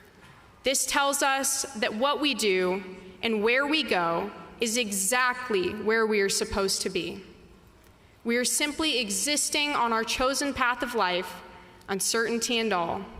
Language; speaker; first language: English; native; English